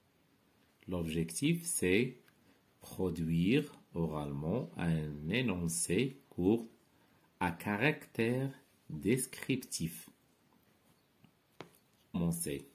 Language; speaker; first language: French; non-native, local second language; Arabic